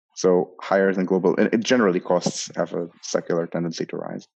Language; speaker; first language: English; non-native, fluent; Hebrew